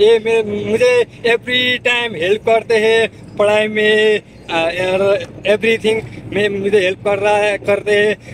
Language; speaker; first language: Hindi; non-native, learner; Nepali